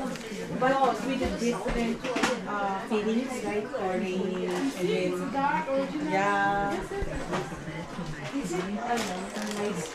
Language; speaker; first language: English; non-native, local second language; Filipino